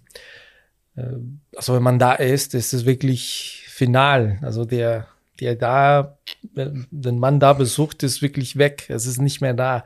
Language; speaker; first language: German; non-native, fluent; Spanish